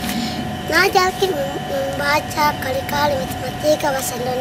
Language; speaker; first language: Indonesian; non-native, local second language; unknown